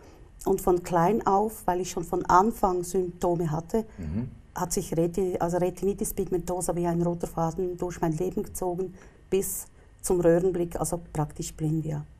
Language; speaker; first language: German; native; German